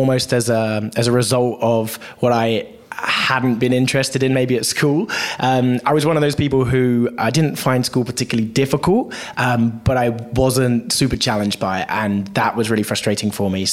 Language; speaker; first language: English; native; English